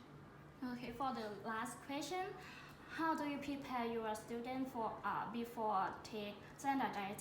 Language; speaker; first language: English; non-native, learner; Thai